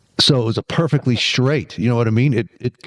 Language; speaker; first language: English; native; English